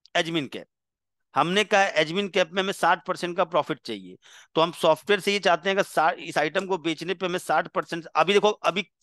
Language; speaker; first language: Hindi; non-native, local second language; Gujarati